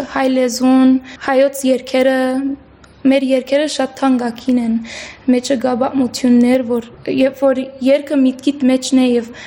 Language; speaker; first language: Armenian; early bilingual, heritage; Armenian